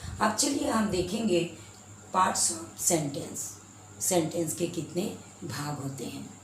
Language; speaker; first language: Hindi; native; Hindi